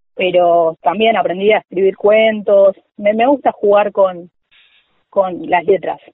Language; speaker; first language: Spanish; native; Spanish